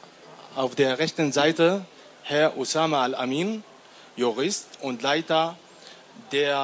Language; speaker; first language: German; non-native, learner; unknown